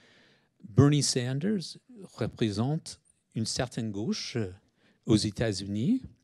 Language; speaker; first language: French; non-native, fluent; English